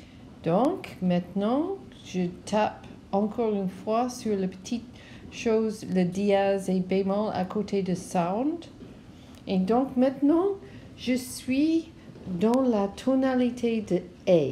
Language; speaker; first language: French; non-native, learner; English